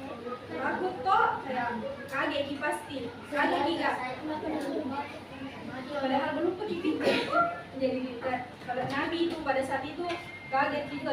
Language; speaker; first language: Indonesian; native; Indonesian